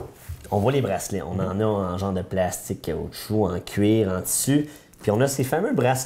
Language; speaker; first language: French; native; French